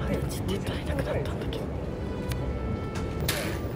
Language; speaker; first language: Japanese; native; Japanese